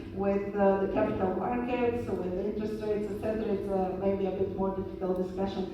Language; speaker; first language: English; non-native, fluent; Bulgarian